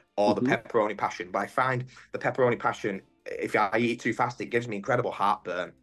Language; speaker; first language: English; native; English